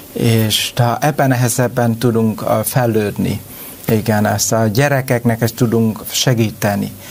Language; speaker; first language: Hungarian; non-native, learner; Vietnamese